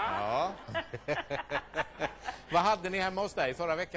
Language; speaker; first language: Swedish; native; Swedish